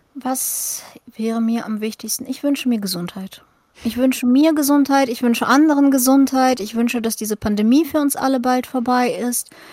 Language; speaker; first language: German; early bilingual, other home language; Russian